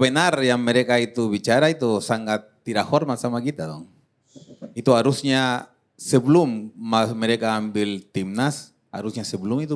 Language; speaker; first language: Indonesian; non-native, fluent; Dutch